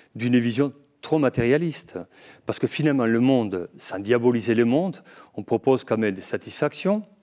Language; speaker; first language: French; non-native, fluent; Spanish